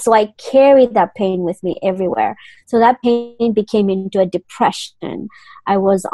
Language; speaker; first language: English; non-native, fluent; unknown